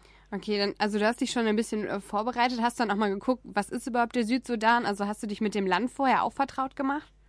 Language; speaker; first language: German; native; German